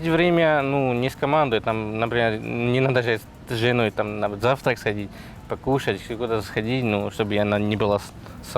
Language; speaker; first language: Russian; non-native, fluent; Slovak